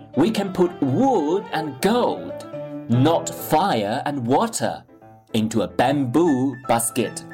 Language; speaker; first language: English; non-native, fluent; Chinese